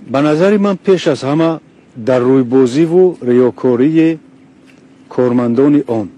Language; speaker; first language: Tajik; non-native, local second language; Shughni